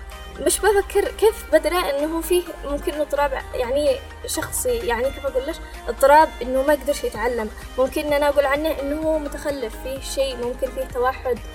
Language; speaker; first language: Arabic; native; Arabic